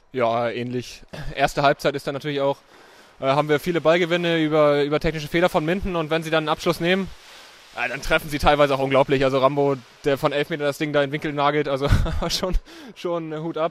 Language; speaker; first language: German; native; German